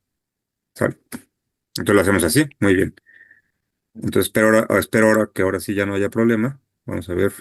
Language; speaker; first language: Spanish; native; Spanish